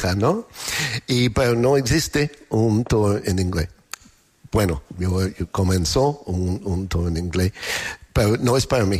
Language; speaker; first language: Spanish; non-native, learner; English